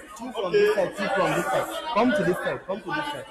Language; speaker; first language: English; non-native, local second language; Hausa